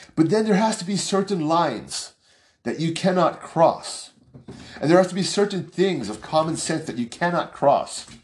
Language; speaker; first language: English; early bilingual, other home language; Chinese